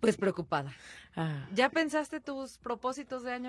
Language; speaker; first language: Spanish; native; Spanish